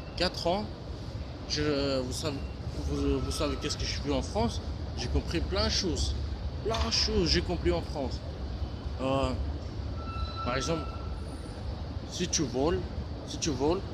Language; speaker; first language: French; non-native, fluent; Bulgarian